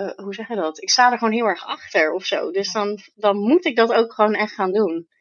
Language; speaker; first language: Dutch; native; Dutch